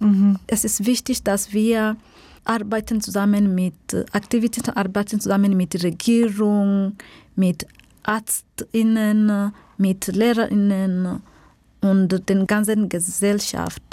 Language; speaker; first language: German; non-native, fluent; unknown